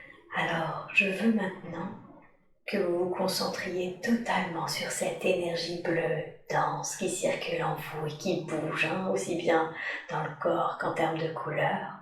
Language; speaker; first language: French; native; French